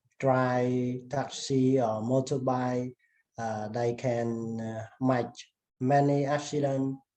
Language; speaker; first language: English; non-native, learner; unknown